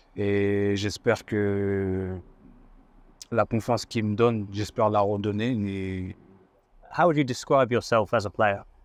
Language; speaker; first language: French; native; French